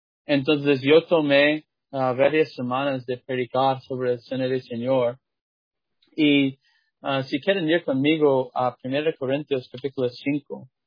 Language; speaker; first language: Spanish; non-native, fluent; English